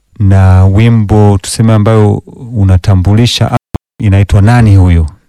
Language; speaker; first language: Swahili; non-native, fluent; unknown